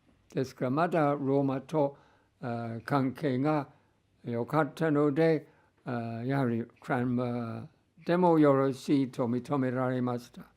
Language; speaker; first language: Japanese; non-native, fluent; English